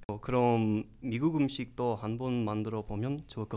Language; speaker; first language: Korean; non-native, learner; English